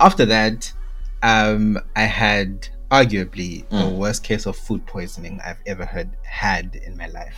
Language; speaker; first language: English; non-native, local second language; Shona